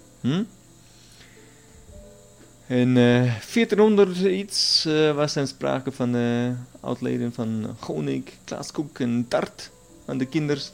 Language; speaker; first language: Dutch; non-native, learner; German